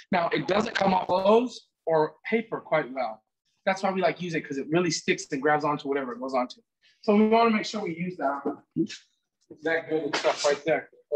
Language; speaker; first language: English; native; English